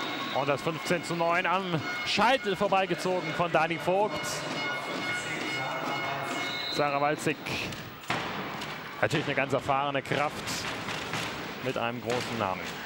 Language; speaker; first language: German; native; German